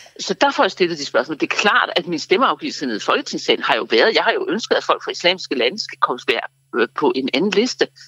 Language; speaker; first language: Danish; native; Danish